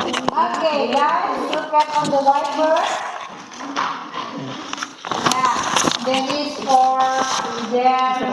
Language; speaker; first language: English; non-native, learner; Indonesian